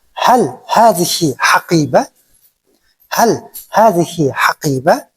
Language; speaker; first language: Arabic; non-native, fluent; Kyrgyz